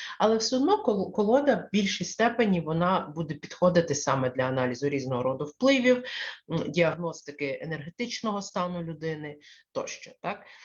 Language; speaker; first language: Ukrainian; non-native, local second language; Russian